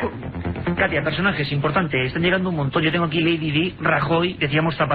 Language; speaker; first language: Spanish; native; Spanish